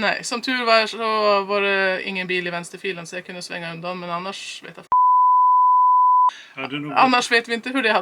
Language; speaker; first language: Swedish; native; Swedish